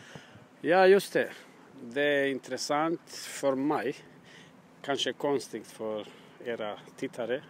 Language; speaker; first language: Swedish; non-native, learner; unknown